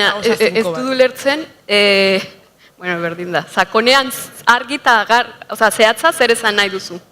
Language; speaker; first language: Basque; non-native, fluent; Spanish